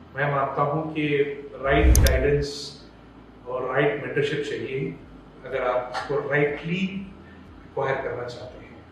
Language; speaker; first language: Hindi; non-native, local second language; Gujarati